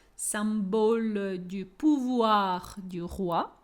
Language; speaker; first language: French; non-native, fluent; Ukrainian